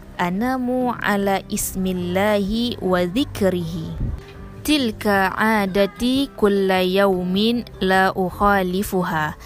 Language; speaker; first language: Arabic; non-native, learner; Indonesian